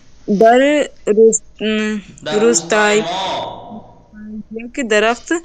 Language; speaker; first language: Persian; non-native, learner; Urdu